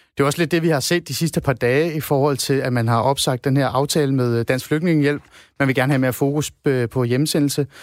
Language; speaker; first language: Danish; non-native, fluent; Persian